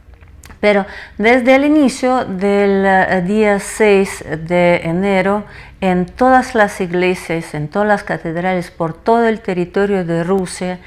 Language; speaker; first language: Spanish; non-native, fluent; Russian